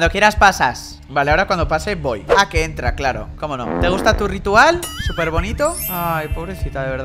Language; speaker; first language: Spanish; native; Spanish